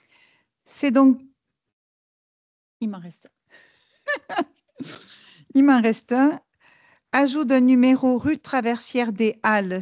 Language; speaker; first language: French; native; French